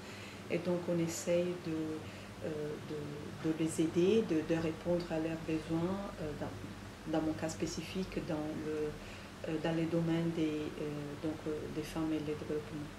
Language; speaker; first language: French; non-native, fluent; Italian